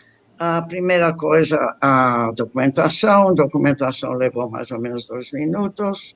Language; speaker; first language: Portuguese; non-native, fluent; English